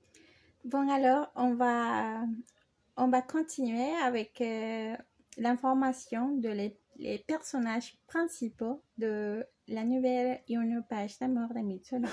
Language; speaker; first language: French; non-native, learner; Spanish